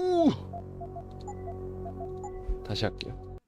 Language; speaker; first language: Korean; native; Korean